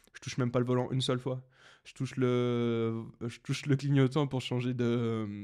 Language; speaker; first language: French; native; French